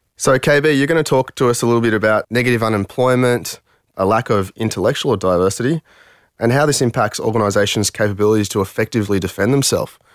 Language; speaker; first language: English; early bilingual, other home language; French